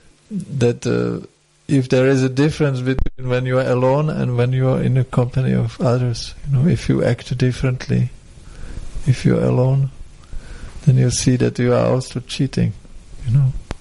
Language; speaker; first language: English; non-native, fluent; Czech